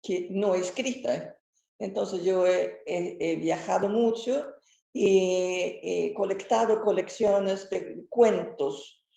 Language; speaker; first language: Spanish; non-native, fluent; Swedish